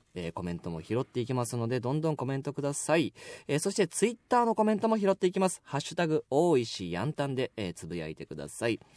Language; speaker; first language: Japanese; native; Japanese